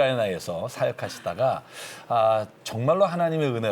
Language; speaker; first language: Korean; native; Korean